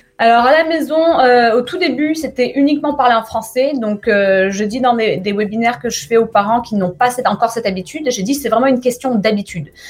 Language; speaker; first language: French; native; French